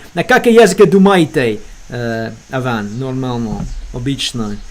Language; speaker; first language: Russian; non-native, learner; English